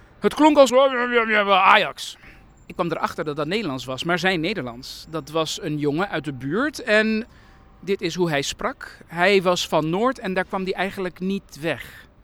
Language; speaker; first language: Dutch; early bilingual, other home language; Persian